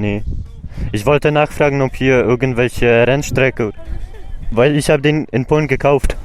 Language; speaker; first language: German; non-native, learner; Polish